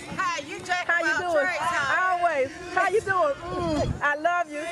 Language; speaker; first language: English; native; English